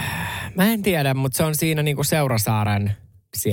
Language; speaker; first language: Finnish; native; Finnish